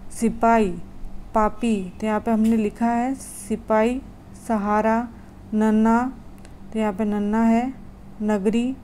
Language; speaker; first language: Hindi; non-native, local second language; Gujarati